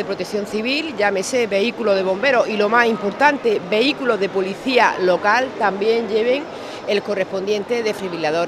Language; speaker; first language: Spanish; native; Spanish